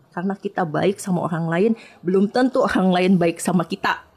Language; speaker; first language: Indonesian; native; Indonesian